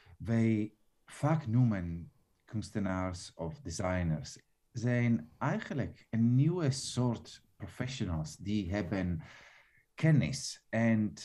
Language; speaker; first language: Dutch; non-native, fluent; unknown